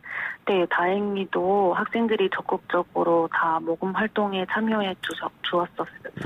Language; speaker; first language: Korean; non-native, fluent; Chinese